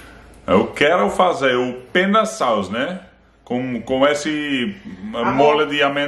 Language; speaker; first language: Portuguese; non-native, learner; Dutch